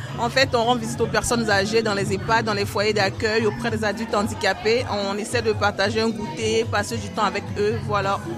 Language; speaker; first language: French; native; French